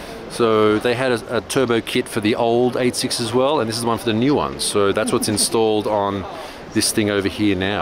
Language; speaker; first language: English; native; English